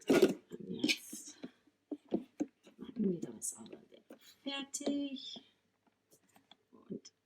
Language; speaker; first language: German; non-native, fluent; English